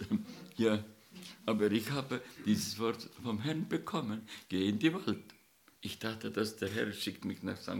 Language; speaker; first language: German; non-native, learner; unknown